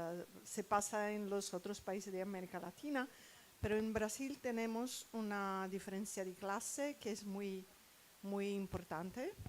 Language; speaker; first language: Spanish; non-native, fluent; Portuguese